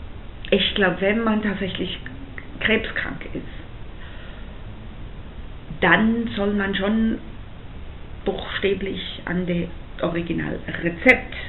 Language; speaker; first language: German; non-native, fluent; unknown